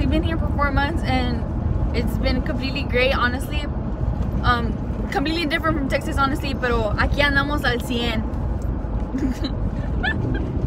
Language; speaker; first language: English; early bilingual, other home language; Spanish